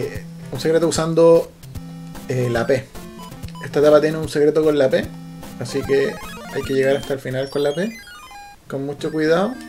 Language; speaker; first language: Spanish; native; Spanish